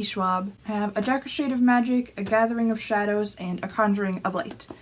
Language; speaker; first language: English; native; English